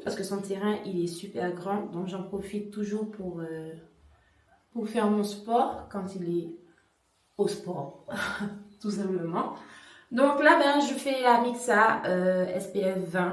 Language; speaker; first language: French; native; French